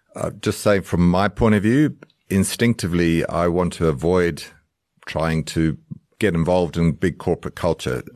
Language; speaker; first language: English; native; English